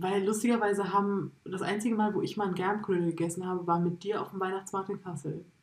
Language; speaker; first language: German; native; German